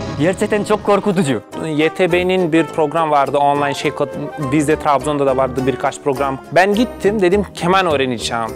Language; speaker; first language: Turkish; non-native, fluent; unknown